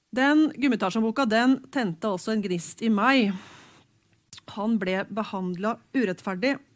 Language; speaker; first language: Norwegian; native; Norwegian